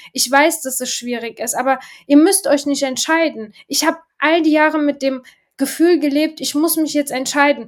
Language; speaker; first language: German; early bilingual, other home language; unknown